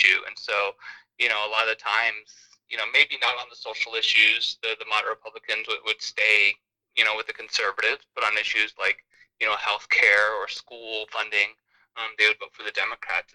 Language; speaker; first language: English; native; English